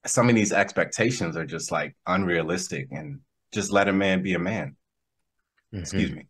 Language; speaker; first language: English; native; English